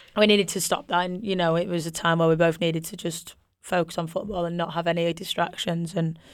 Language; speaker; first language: English; native; English